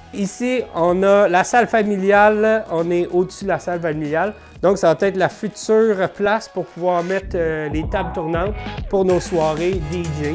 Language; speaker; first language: French; native; French